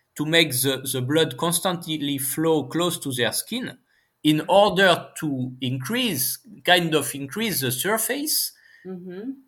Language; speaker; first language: English; non-native, fluent; French